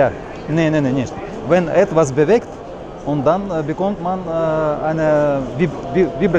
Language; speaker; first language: German; non-native, learner; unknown